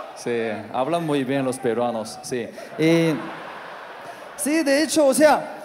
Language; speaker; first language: Spanish; non-native, learner; Korean